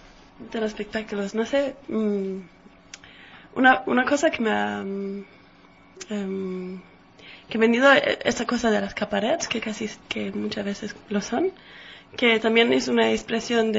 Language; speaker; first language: Spanish; non-native, fluent; Danish